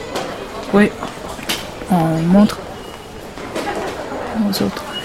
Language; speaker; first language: French; non-native, learner; Japanese